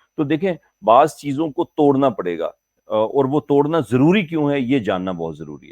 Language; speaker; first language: Urdu; non-native, local second language; Punjabi